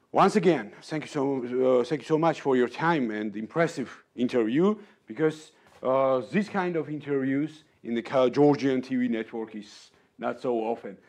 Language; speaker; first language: English; non-native, learner; Georgian